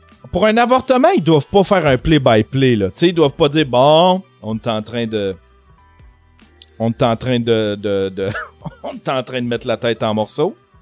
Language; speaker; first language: French; native; French